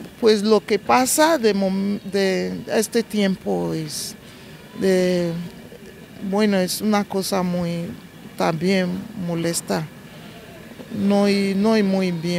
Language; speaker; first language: Spanish; non-native, learner; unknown